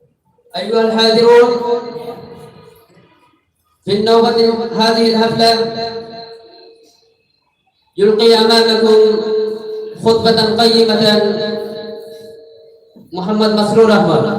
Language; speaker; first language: Arabic; non-native, learner; Bangla